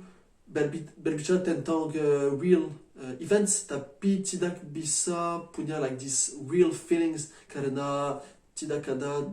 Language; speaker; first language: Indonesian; non-native, learner; French